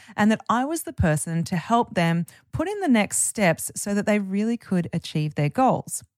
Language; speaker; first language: English; native; English